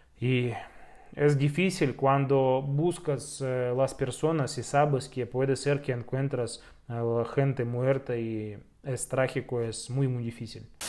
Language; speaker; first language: Spanish; non-native, fluent; Russian